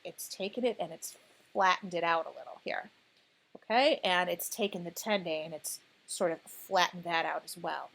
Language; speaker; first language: English; native; English